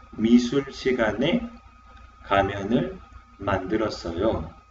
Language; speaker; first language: Korean; non-native, fluent; Spanish